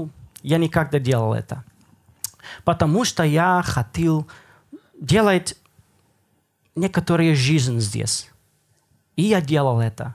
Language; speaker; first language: Russian; non-native, learner; Dutch